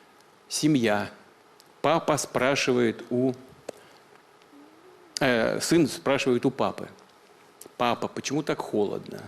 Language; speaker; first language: Russian; native; Russian